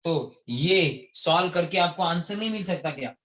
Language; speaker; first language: Hindi; non-native, local second language; Marathi